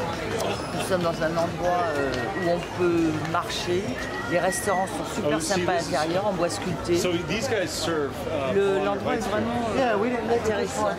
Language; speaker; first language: French; native; French